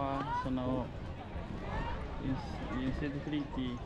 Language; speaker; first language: Italian; non-native, fluent; Vietnamese